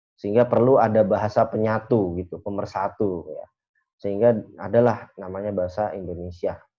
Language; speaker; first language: Indonesian; native; Indonesian